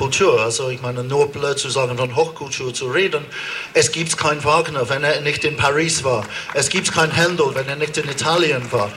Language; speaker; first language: German; non-native, fluent; English